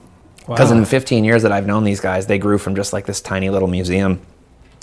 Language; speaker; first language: English; native; English